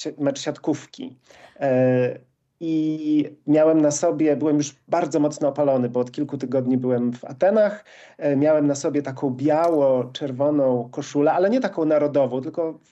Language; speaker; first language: Polish; native; Polish